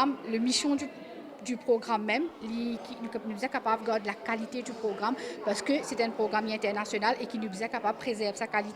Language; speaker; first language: French; non-native, local second language; Morisyen